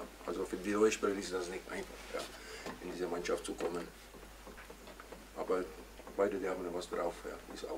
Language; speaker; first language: German; non-native, fluent; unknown